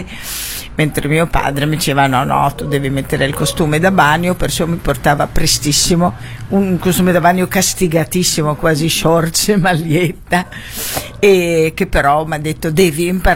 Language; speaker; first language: Italian; non-native, fluent; Arabic